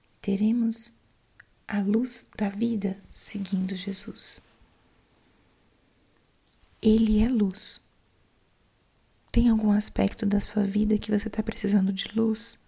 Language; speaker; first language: Portuguese; native; Portuguese